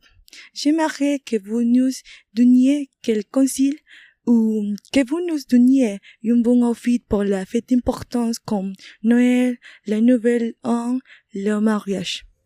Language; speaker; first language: French; non-native, learner; Spanish